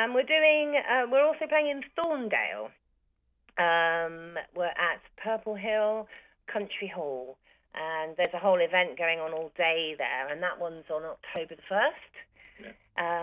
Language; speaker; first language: English; native; English